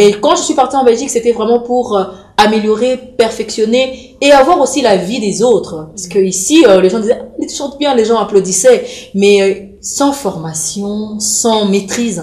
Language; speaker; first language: French; non-native, local second language; Lingala